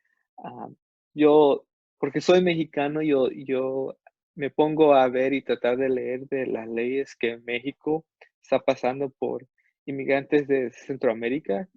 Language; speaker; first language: Spanish; non-native, fluent; English